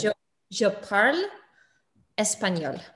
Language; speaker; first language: French; non-native, learner; English